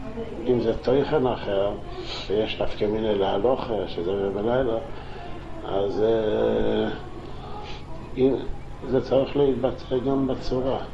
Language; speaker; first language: Hebrew; non-native, local second language; Yiddish